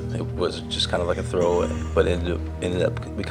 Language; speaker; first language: English; native; English